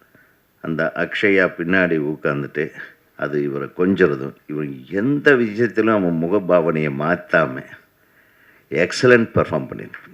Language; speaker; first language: Tamil; native; Tamil